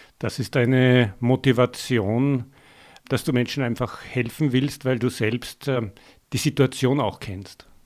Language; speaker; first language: German; native; German